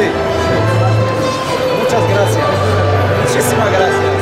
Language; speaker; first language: Spanish; non-native, learner; Arabic